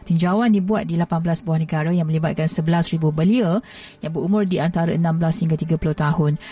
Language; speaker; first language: Malay; native; Malay